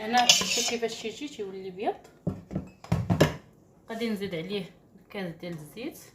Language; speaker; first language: Arabic; native; Arabic